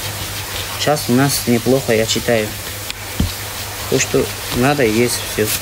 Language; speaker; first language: Russian; non-native, fluent; Uzbek